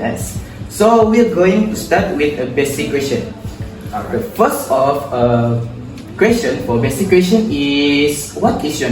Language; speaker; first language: English; non-native, local second language; Malay